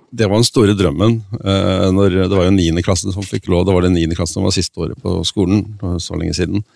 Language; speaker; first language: Norwegian; native; Norwegian